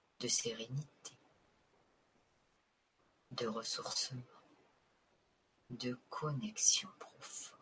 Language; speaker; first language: French; native; French